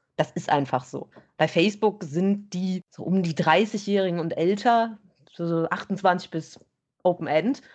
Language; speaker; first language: German; native; German